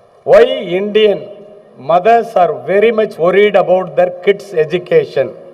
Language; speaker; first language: English; non-native, local second language; Tamil